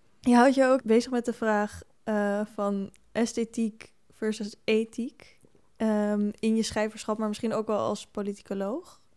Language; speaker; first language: Dutch; native; Dutch